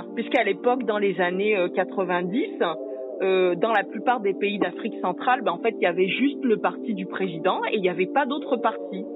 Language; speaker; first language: French; native; French